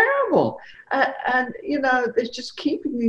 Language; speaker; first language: English; native; English